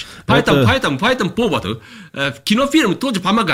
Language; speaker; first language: Russian; non-native, fluent; Japanese